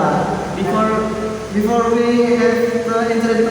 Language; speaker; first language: English; non-native, learner; Indonesian